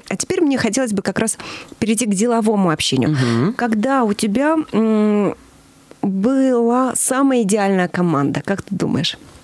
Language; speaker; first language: Russian; native; Russian